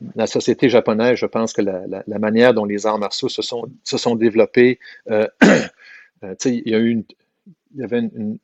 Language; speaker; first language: French; native; French